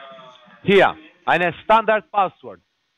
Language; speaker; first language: German; non-native, learner; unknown